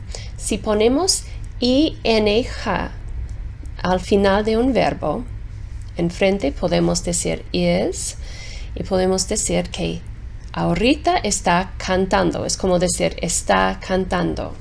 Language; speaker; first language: Spanish; non-native, fluent; English